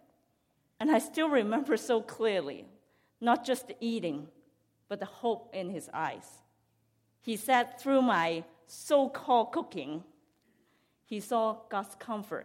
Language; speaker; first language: English; non-native, local second language; Cantonese